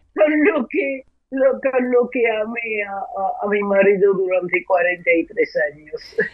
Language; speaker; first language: Spanish; non-native, fluent; French